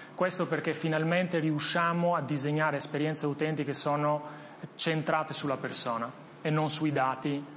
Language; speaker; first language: Italian; non-native, fluent; Albanian